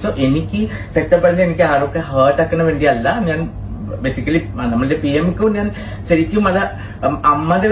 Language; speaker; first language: Malayalam; non-native, learner; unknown